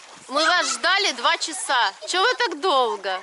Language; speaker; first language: Russian; native; Russian